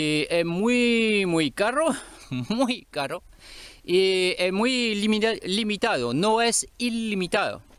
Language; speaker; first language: Spanish; non-native, learner; French